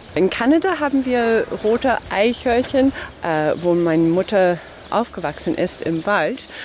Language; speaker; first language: German; non-native, fluent; English